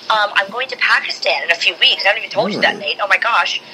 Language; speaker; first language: English; native; English